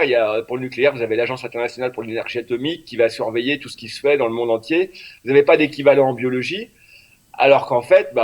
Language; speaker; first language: French; native; French